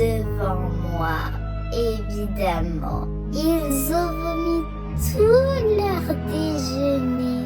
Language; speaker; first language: French; native; French